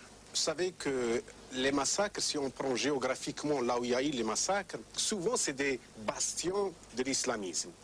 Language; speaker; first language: French; non-native, local second language; Arabic